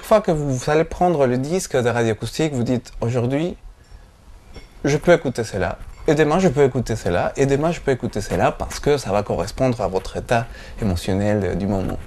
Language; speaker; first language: French; non-native, fluent; Spanish